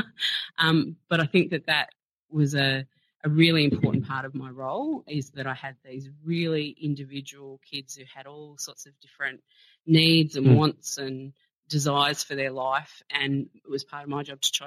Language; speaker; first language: English; native; English